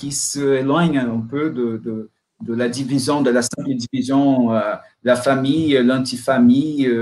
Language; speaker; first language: French; non-native, fluent; Portuguese